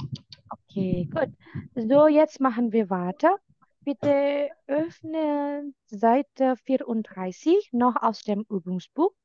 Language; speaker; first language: German; non-native, fluent; Indonesian